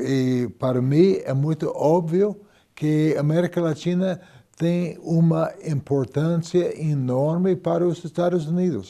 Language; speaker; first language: Portuguese; non-native, fluent; English